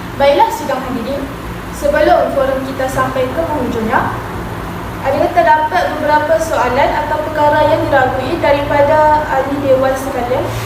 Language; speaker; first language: Malay; native; Malay